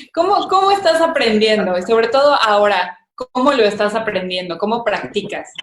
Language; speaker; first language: Spanish; native; Spanish